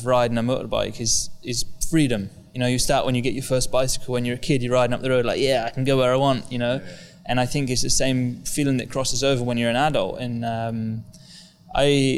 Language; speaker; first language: English; native; English